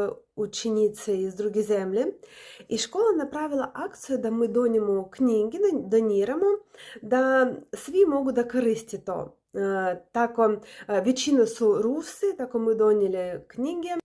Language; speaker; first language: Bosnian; non-native, learner; Russian